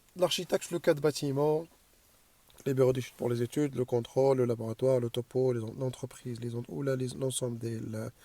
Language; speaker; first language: French; non-native, local second language; Arabic